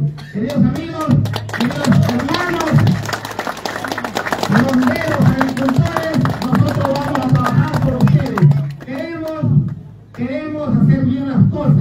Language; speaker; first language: Spanish; native; Spanish